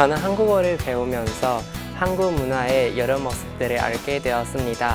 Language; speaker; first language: Korean; non-native, learner; Chinese